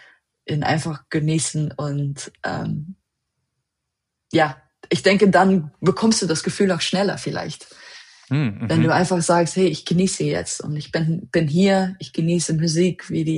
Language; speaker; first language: German; non-native, fluent; Dutch